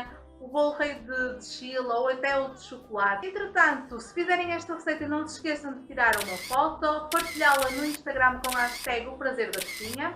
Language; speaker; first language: Portuguese; native; Portuguese